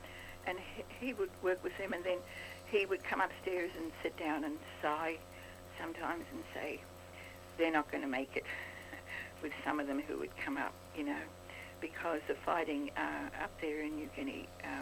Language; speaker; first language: English; native; English